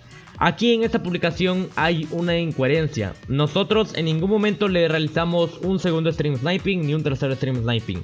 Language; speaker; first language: Spanish; native; Spanish